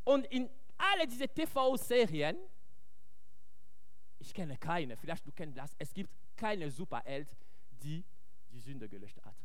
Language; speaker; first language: German; non-native, fluent; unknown